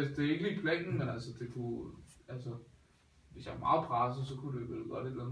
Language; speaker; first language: Danish; native; Danish